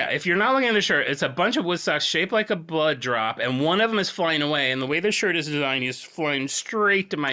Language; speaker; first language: English; native; English